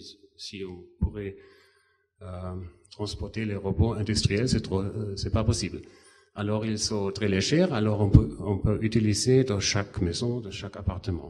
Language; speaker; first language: French; non-native, fluent; German